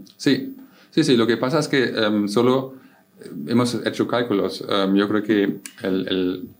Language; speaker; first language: Spanish; non-native, fluent; German